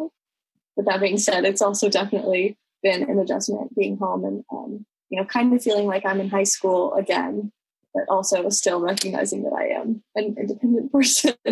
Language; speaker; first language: English; native; English